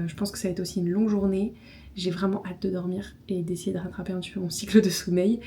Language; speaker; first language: French; native; French